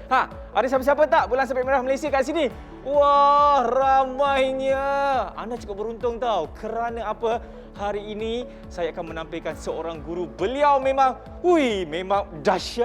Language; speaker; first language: Malay; native; Malay